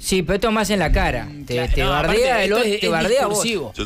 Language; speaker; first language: Spanish; native; Spanish